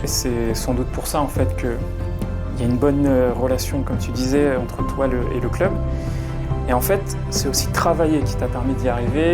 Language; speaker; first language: French; native; French